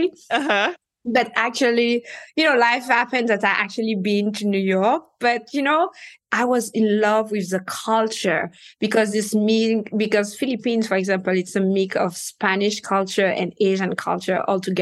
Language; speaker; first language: English; non-native, fluent; French